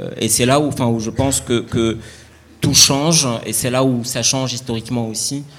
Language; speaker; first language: French; non-native, local second language; Arabic